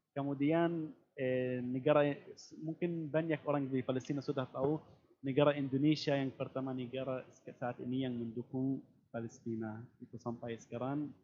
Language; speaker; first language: Indonesian; non-native, fluent; Arabic